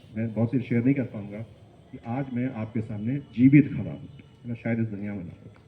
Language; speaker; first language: Hindi; non-native, local second language; Bangla